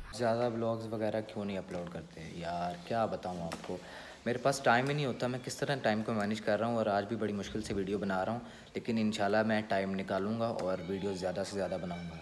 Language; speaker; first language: Urdu; native; Urdu